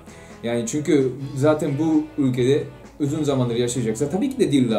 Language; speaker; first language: Turkish; non-native, fluent; Japanese